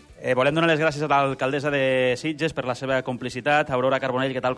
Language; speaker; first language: Catalan; native; Catalan